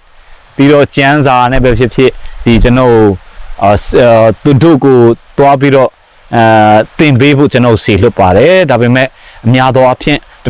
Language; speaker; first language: Burmese; non-native, fluent; Mizo